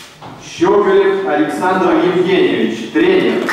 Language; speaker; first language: Russian; native; Russian